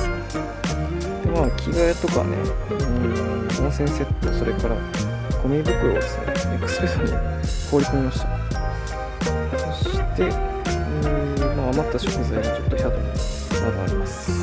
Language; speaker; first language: Japanese; native; Japanese